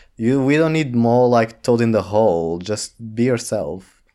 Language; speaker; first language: English; non-native, fluent; Portuguese